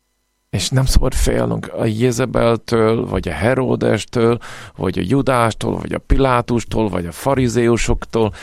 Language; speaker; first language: Hungarian; non-native, fluent; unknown